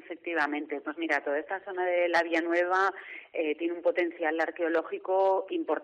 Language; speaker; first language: Spanish; native; Spanish